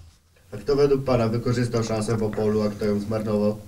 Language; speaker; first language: Polish; native; Polish